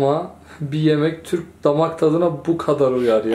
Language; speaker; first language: Turkish; native; Turkish